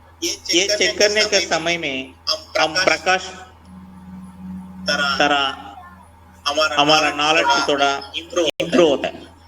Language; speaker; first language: Hindi; non-native, local second language; Telugu